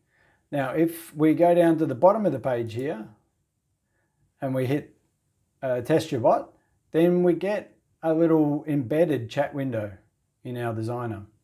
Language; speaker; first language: English; native; English